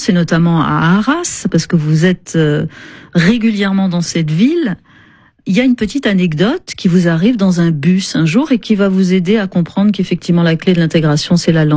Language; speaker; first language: French; native; French